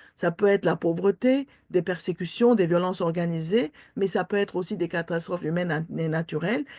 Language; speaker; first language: French; non-native, local second language; Armenian